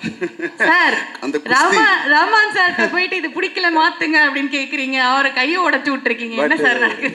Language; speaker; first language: Tamil; native; Tamil